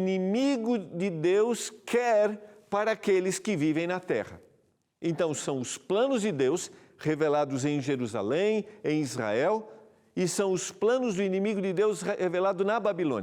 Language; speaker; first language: Portuguese; native; Portuguese